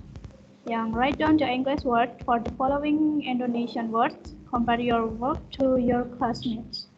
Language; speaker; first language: English; non-native, fluent; Indonesian